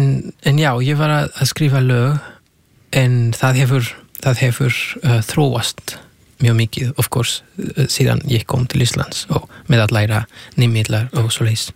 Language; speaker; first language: Icelandic; non-native, fluent; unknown